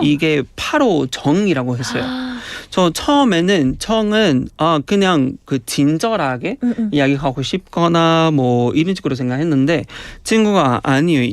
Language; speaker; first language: Korean; non-native, fluent; Spanish